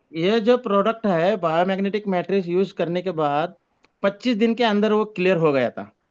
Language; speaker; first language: Hindi; non-native, local second language; Marathi